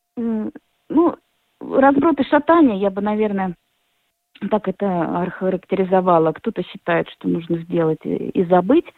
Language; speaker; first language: Russian; native; Russian